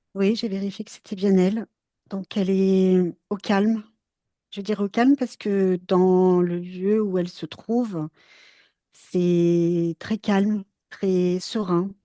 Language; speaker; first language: French; native; French